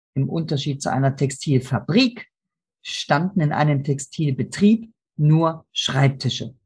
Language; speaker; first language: German; native; German